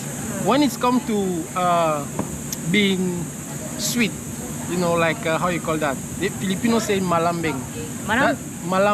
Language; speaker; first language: English; non-native, learner; French